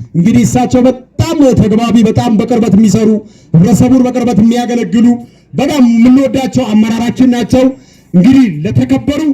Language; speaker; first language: Amharic; non-native, local second language; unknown